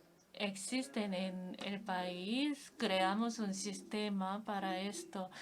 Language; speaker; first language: Spanish; non-native, fluent; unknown